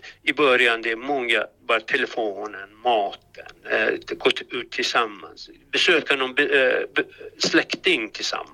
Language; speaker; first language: Swedish; non-native, fluent; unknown